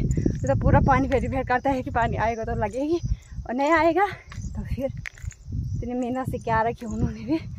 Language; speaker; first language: Hindi; non-native, local second language; Garhwali